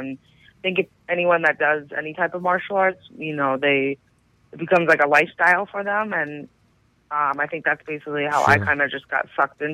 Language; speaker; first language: English; native; English